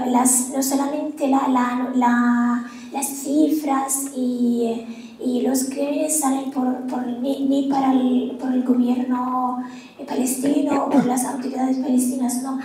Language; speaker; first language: Spanish; non-native, fluent; Arabic